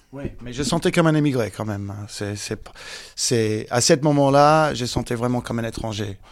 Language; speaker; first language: French; early bilingual, heritage; English